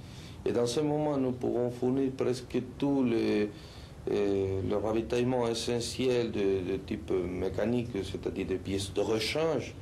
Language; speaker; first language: French; non-native, fluent; Spanish